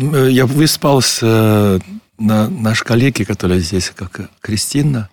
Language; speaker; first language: Russian; non-native, learner; Chinese